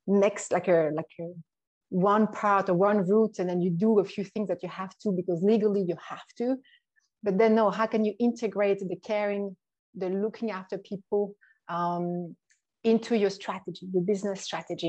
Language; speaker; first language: English; non-native, fluent; French